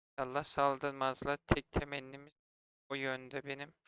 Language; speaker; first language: Turkish; native; Turkish